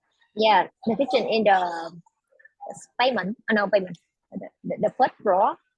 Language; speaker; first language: English; non-native, learner; Vietnamese